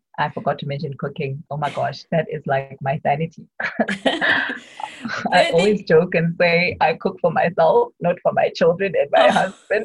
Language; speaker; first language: English; non-native, local second language; Tswana